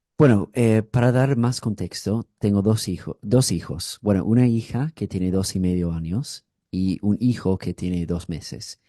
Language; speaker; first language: Spanish; non-native, fluent; English